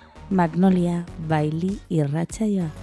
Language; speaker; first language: Basque; non-native, local second language; Spanish